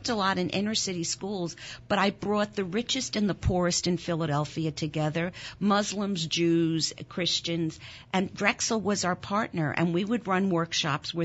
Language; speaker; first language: English; non-native, fluent; German